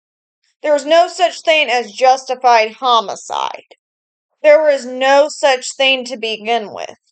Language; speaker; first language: English; native; English